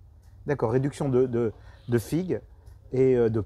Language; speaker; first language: French; native; French